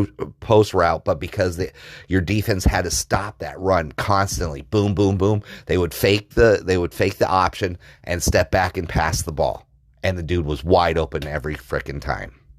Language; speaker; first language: English; native; English